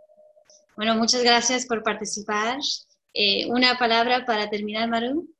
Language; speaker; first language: Spanish; early bilingual, heritage; Spanish